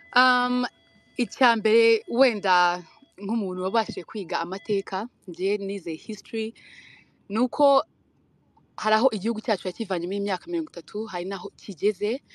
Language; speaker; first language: Kinyarwanda; native; Kinyarwanda